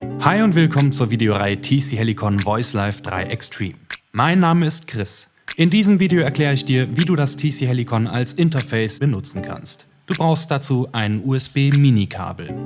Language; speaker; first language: German; native; German